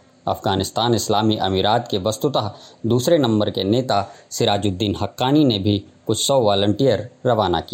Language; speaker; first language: Hindi; native; Hindi